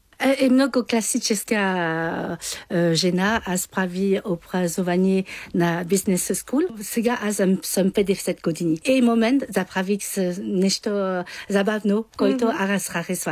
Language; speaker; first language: Bulgarian; non-native, learner; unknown